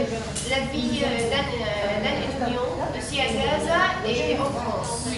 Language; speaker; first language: French; non-native, learner; Arabic